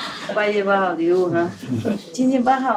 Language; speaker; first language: Chinese; non-native, fluent; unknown